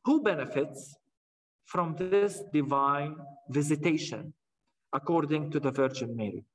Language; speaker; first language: English; non-native, fluent; Arabic